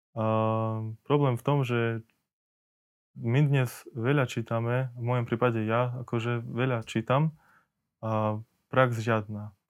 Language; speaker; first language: Slovak; native; Slovak